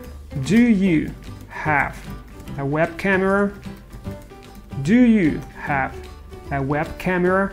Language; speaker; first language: English; non-native, fluent; Russian